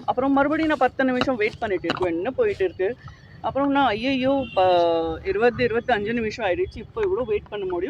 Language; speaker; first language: Tamil; non-native, learner; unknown